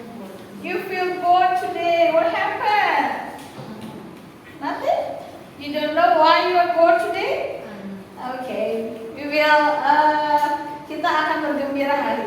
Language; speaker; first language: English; non-native, fluent; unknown